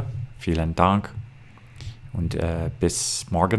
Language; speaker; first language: German; non-native, learner; English